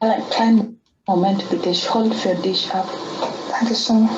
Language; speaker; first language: German; non-native, learner; Spanish